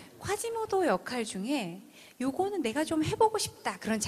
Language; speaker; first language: Korean; native; Korean